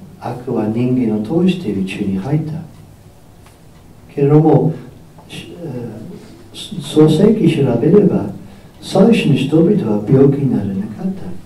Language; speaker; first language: Japanese; non-native, fluent; English